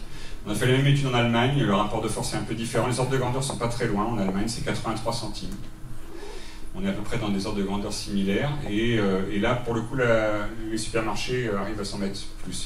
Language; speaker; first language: French; native; French